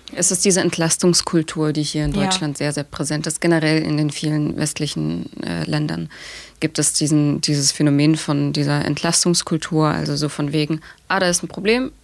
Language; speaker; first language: German; native; German